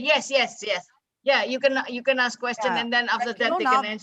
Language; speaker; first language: English; non-native, fluent; Indonesian